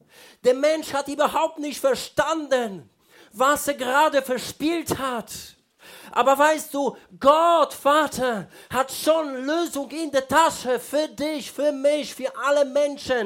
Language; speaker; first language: German; non-native, fluent; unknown